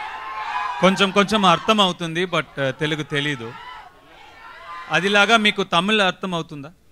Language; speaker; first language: Telugu; non-native, learner; Tamil